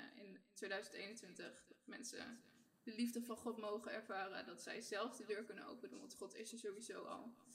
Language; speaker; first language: Dutch; native; Dutch